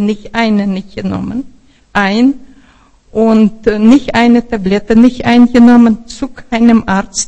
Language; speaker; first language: German; non-native, fluent; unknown